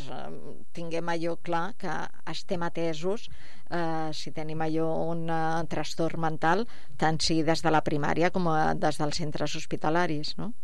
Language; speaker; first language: Catalan; native; Catalan